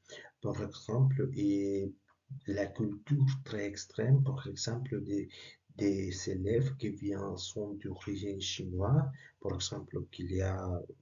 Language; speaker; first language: French; non-native, learner; Spanish